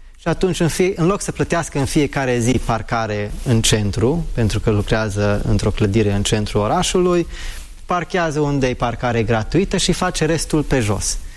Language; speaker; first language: Romanian; early bilingual, heritage; Romanian